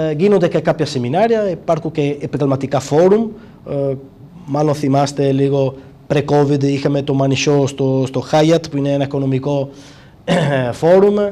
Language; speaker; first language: Greek; non-native, fluent; Italian